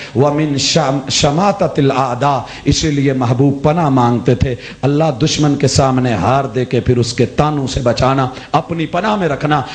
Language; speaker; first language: Urdu; non-native, local second language; Punjabi